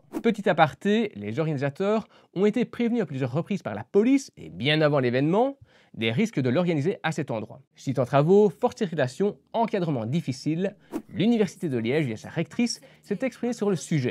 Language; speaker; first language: French; native; French